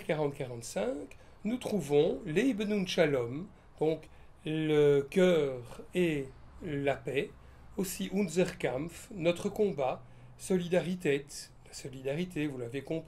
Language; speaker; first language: French; native; French